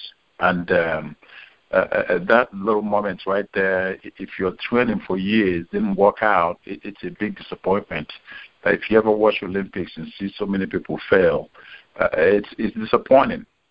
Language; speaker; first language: English; non-native, local second language; Igbo